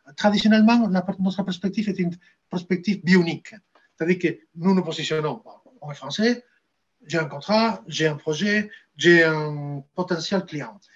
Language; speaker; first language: French; non-native, fluent; Spanish